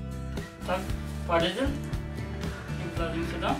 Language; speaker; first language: Russian; non-native, learner; Hindi